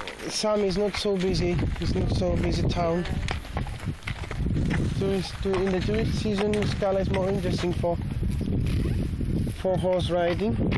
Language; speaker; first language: English; non-native, learner; Greek